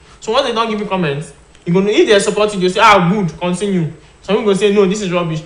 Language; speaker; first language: Nigerian Pidgin; non-native, local second language; Yoruba